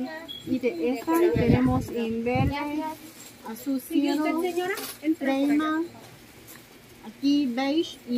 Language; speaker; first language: Spanish; non-native, learner; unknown